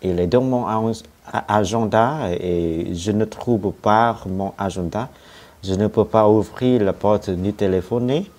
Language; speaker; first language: French; non-native, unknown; Vietnamese